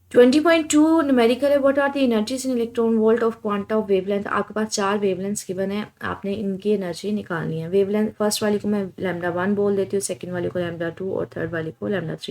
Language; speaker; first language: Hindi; non-native, local second language; Punjabi